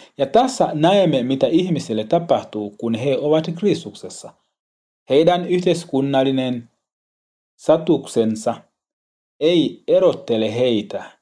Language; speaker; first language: Finnish; non-native, learner; Swahili